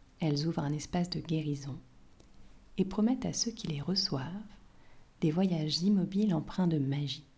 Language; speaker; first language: French; native; French